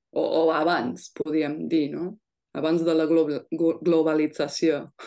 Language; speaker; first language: Catalan; non-native, fluent; English